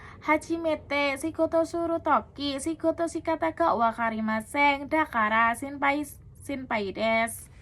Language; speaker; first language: Japanese; non-native, learner; Indonesian